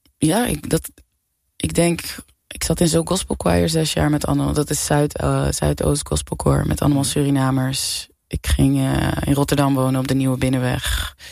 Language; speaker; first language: Dutch; native; Dutch